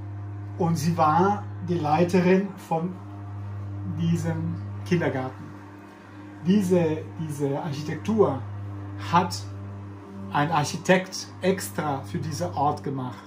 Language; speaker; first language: German; non-native, fluent; Italian